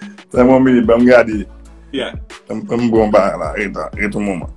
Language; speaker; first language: French; non-native, local second language; Haitian Creole